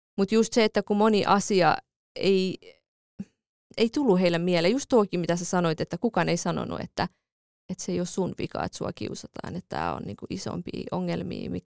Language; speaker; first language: Finnish; early bilingual, other home language; Kurdish